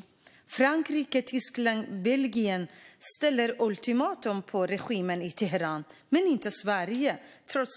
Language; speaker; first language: Swedish; non-native, fluent; Kurdish